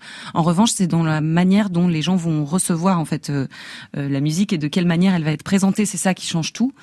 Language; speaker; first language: French; native; French